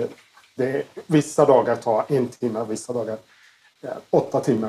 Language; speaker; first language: Swedish; non-native, learner; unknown